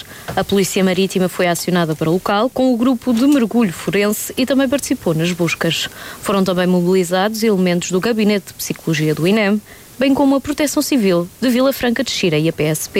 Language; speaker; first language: Portuguese; native; Portuguese